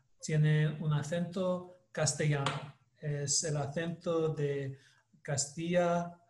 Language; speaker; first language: Spanish; non-native, learner; English